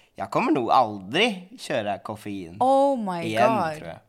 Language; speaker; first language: Swedish; non-native, fluent; Norwegian